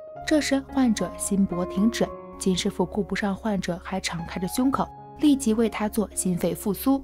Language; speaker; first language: Chinese; native; Chinese